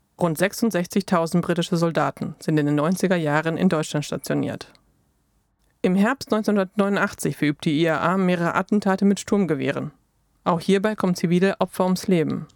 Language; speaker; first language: German; native; German